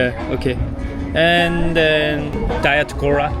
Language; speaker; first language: English; non-native, learner; Korean